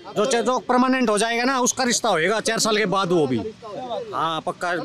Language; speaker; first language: Hindi; native; Hindi